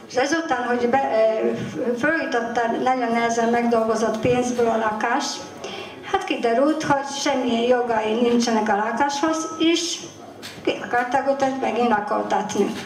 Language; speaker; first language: Hungarian; non-native, fluent; Polish